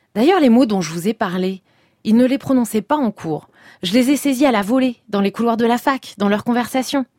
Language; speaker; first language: French; native; French